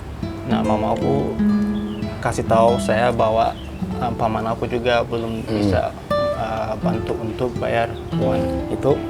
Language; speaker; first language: Indonesian; non-native, fluent; Hausa